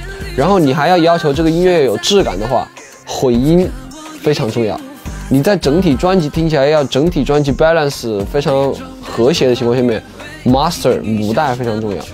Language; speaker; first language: Chinese; native; Chinese